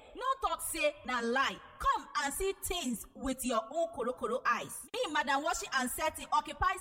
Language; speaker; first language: Nigerian Pidgin; non-native, local second language; Igbo